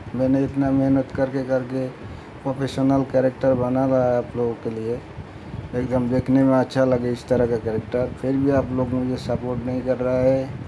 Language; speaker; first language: Hindi; non-native, fluent; Bangla